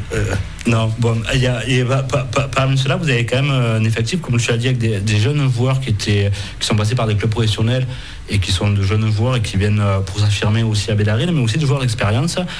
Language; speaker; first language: French; native; French